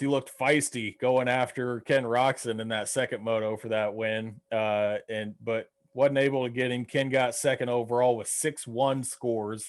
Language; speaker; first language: English; native; English